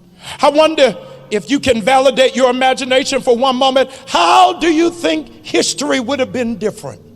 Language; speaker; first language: English; native; English